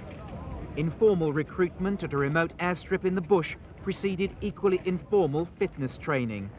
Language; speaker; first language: English; native; English